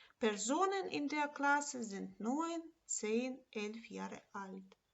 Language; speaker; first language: German; non-native, fluent; Ukrainian